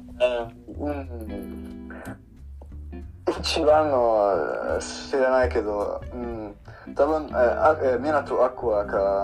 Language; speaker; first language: Japanese; non-native, learner; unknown